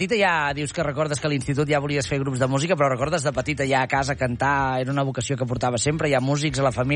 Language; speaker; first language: Catalan; native; Catalan